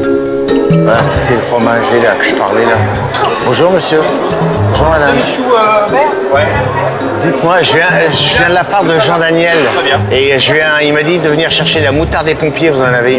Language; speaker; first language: French; native; French